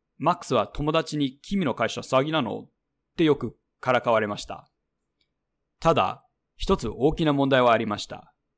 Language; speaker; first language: Japanese; non-native, fluent; English